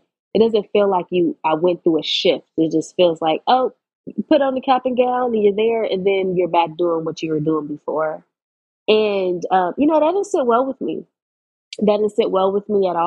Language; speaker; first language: English; native; English